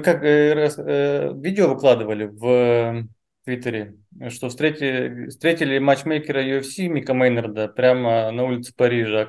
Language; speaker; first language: Russian; native; Russian